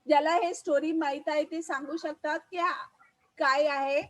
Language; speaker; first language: Marathi; non-native, local second language; Hindi